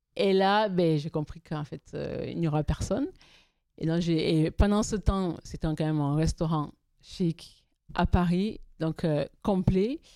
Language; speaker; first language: French; native; French